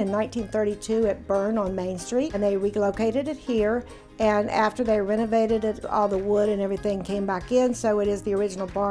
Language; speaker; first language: English; native; English